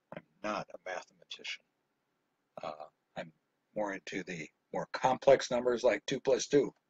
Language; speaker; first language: English; native; English